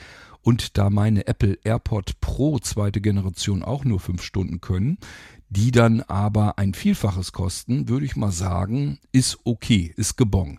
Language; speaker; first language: German; native; German